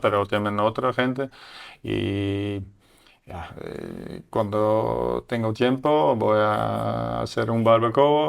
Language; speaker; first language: Spanish; non-native, learner; Dutch